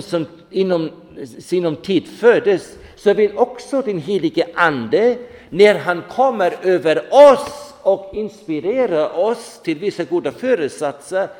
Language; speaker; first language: Swedish; non-native, fluent; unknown